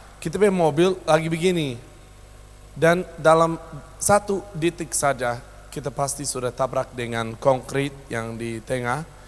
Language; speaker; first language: Indonesian; non-native, local second language; English